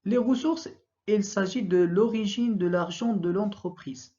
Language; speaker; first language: French; non-native, local second language; Arabic